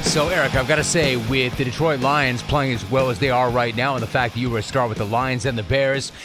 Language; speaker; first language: English; native; English